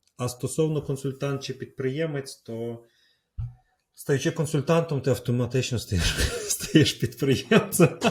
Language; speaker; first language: Ukrainian; native; Ukrainian